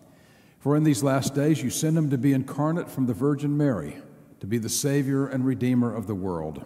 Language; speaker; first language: English; native; English